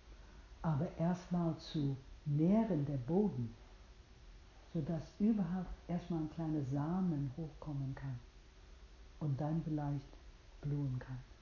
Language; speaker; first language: German; non-native, fluent; English